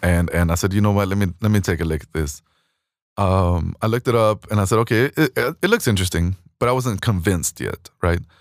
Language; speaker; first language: English; early bilingual, other home language; Spanish